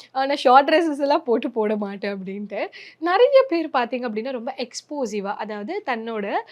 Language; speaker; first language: Tamil; native; Tamil